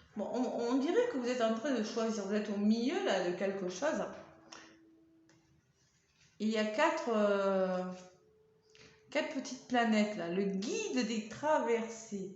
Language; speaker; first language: French; native; French